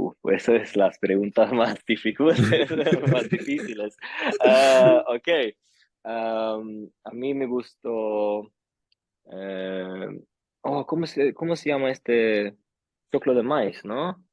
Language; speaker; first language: Spanish; early bilingual, heritage; Swedish